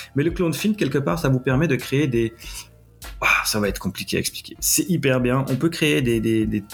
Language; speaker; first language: French; native; French